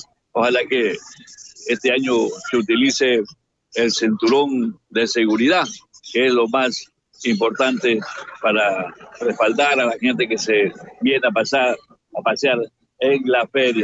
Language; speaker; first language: Spanish; native; Spanish